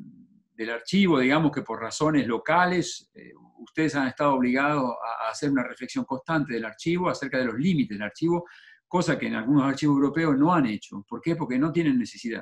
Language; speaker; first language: Spanish; native; Spanish